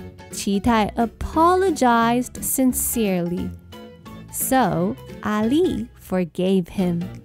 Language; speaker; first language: English; non-native, fluent; Chinese